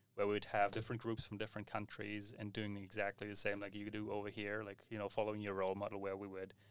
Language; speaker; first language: English; non-native, fluent; German